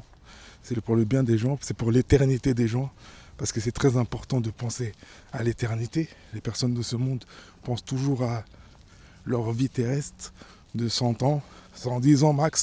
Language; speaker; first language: French; native; French